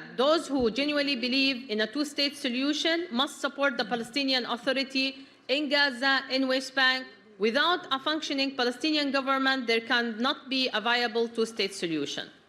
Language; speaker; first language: English; non-native, fluent; Arabic